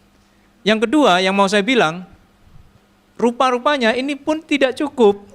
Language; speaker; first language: Indonesian; native; Indonesian